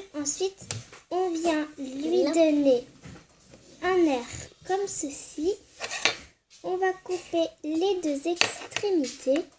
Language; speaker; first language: French; native; French